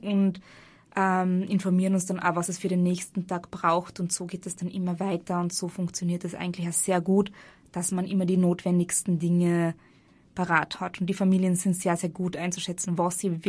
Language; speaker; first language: German; native; German